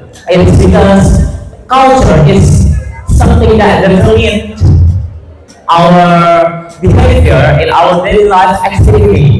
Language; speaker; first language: English; non-native, fluent; Indonesian